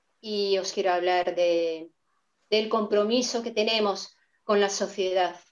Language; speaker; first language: Spanish; non-native, fluent; Japanese